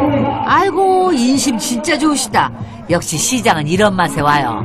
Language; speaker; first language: Korean; native; Korean